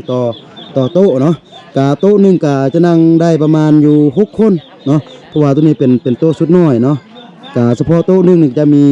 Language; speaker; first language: Thai; non-native, local second language; Lao